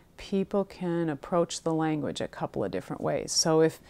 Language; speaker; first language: English; native; English